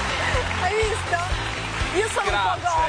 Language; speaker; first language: Italian; native; Italian